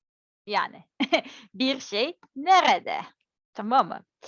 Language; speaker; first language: Turkish; non-native, learner; Serbian